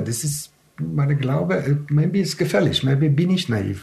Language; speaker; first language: German; non-native, learner; Hebrew